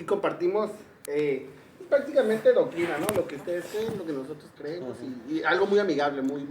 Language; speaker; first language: Spanish; native; Spanish